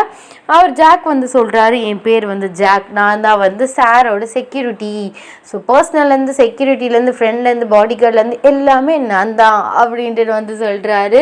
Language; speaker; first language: Tamil; native; Tamil